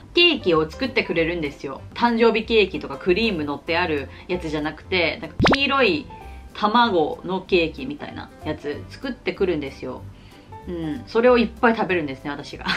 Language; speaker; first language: Japanese; non-native, fluent; Cantonese